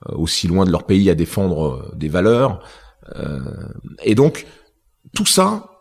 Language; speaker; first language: French; native; French